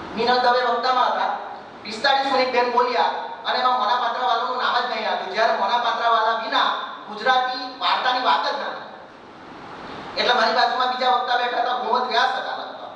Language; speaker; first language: Gujarati; native; Gujarati